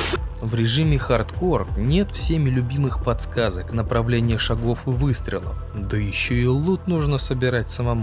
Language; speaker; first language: Russian; native; Russian